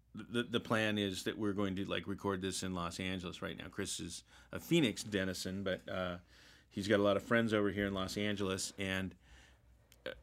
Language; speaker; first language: English; native; English